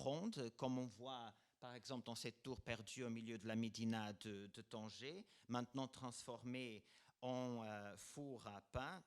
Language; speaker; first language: French; non-native, fluent; Portuguese